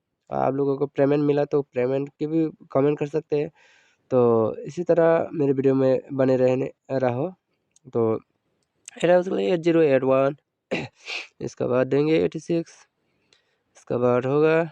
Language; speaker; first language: Hindi; non-native, local second language; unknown